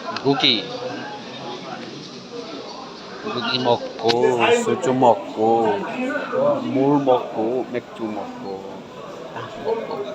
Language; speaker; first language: Korean; non-native, learner; Burmese